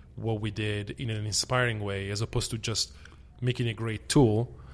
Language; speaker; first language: English; early bilingual, other home language; Italian